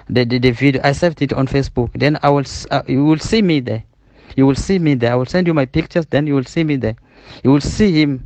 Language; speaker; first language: English; non-native, learner; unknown